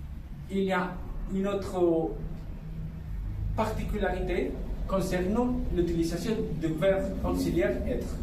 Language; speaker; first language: French; non-native, fluent; Spanish